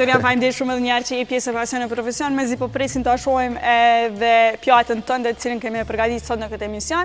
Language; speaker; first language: Albanian; native; Albanian